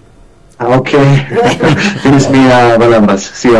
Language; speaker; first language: Spanish; non-native, learner; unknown